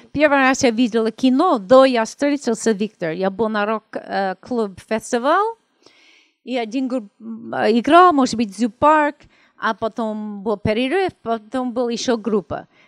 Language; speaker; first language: Russian; non-native, learner; English